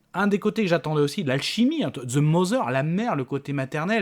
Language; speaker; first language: French; native; French